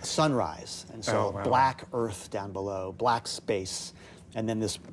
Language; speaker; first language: English; native; English